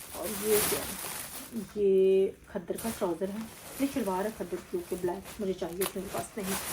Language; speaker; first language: Urdu; native; Urdu